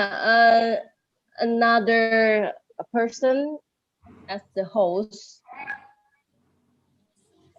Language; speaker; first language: English; non-native, learner; Indonesian